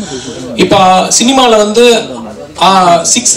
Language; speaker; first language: Tamil; native; Tamil